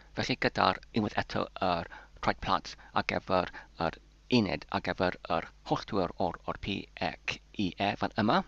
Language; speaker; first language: Welsh; non-native, local second language; English